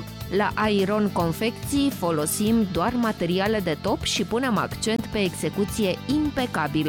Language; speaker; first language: Romanian; native; Romanian